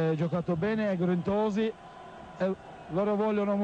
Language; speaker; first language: Italian; non-native, learner; Turkish